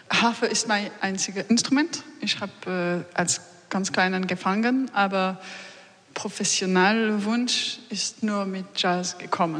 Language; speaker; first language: German; non-native, learner; French